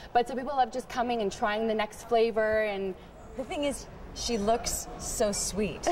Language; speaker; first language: English; early bilingual, heritage; Spanish